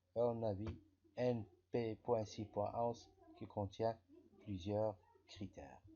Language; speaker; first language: French; non-native, local second language; Arabic